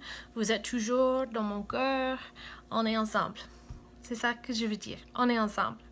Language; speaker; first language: French; non-native, fluent; English